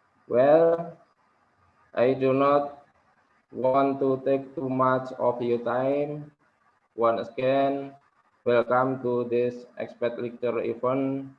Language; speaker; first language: English; non-native, local second language; Indonesian